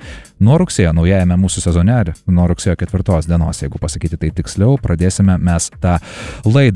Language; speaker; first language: Lithuanian; native; Lithuanian